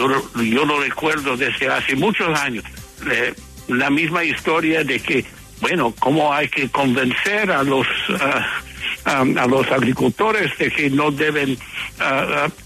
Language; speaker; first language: Spanish; non-native, fluent; English